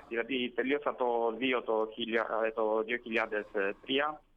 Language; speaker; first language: Greek; non-native, fluent; Italian